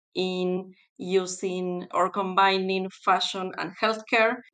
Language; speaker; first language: English; non-native, fluent; Spanish